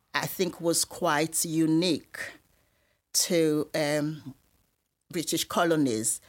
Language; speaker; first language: English; non-native, local second language; Krio